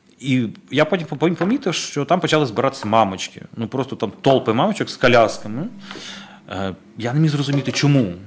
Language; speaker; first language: Ukrainian; native; Ukrainian